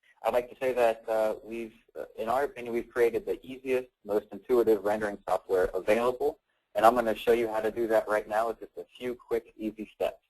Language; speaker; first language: English; native; English